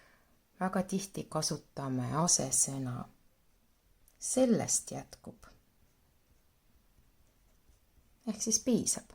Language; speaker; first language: Estonian; non-native, local second language; Russian